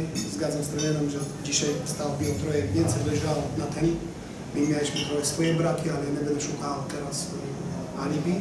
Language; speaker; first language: Polish; non-native, learner; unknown